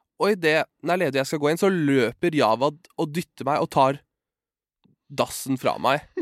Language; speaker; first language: Norwegian; early bilingual, other home language; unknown